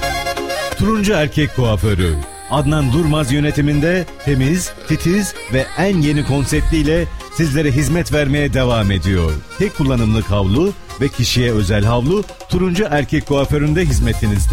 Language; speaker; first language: Turkish; native; Turkish